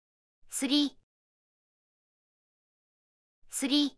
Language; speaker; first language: Japanese; native; Japanese